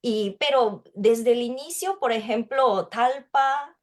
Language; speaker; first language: Spanish; non-native, fluent; Japanese